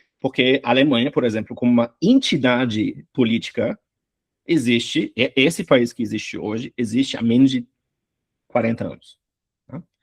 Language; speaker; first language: Portuguese; non-native, fluent; German